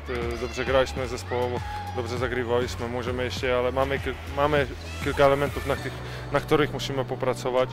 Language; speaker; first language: Polish; non-native, fluent; Czech